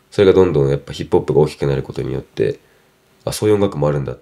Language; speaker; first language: Japanese; non-native, local second language; English